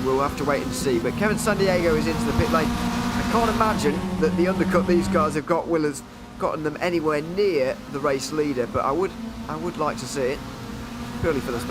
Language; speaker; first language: English; native; English